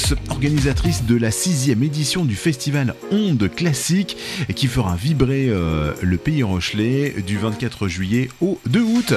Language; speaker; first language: French; native; French